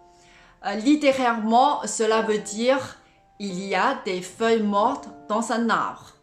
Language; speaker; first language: French; non-native, fluent; Cantonese